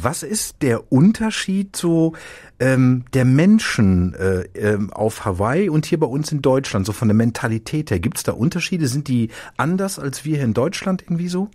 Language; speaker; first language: German; native; German